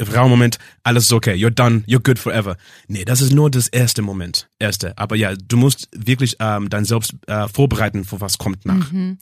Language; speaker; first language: German; non-native, learner; English